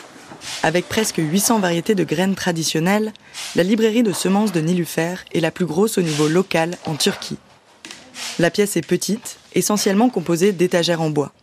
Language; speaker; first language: French; native; French